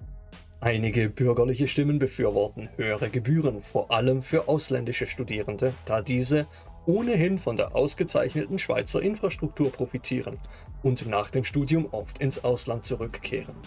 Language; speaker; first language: German; native; German